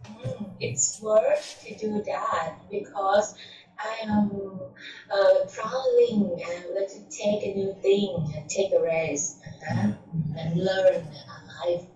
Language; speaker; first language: English; non-native, learner; Thai